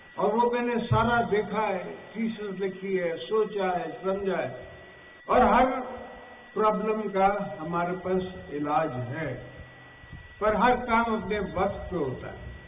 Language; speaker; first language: Urdu; non-native, local second language; Saraiki